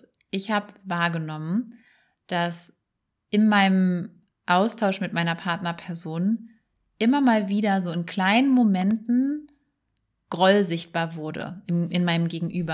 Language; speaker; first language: German; native; German